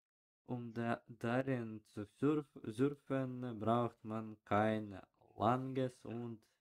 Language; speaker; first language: German; non-native, learner; Ukrainian